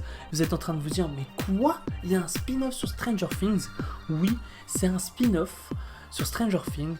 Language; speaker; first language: French; native; French